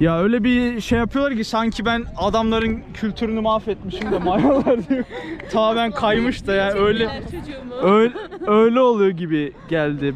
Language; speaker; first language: Turkish; native; Turkish